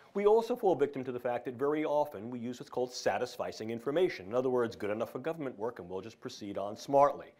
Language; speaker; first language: English; native; English